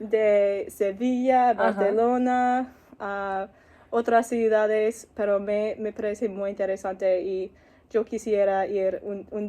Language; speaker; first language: Spanish; non-native, learner; English